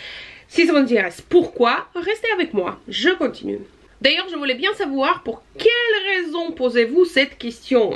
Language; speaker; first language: French; non-native, fluent; Russian